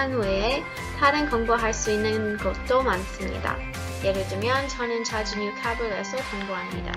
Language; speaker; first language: Korean; non-native, learner; English